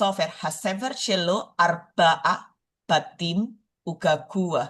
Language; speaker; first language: Hebrew; non-native, fluent; Indonesian